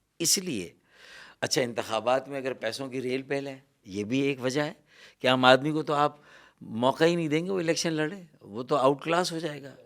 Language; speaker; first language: Urdu; native; Urdu